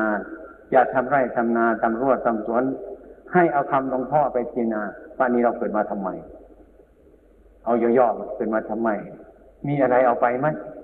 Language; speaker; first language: Thai; native; Thai